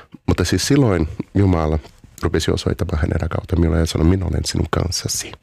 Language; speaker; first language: Finnish; non-native, learner; Portuguese